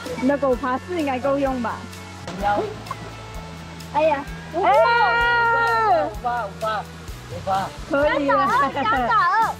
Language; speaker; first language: Chinese; native; Chinese